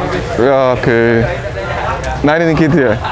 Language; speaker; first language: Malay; non-native, fluent; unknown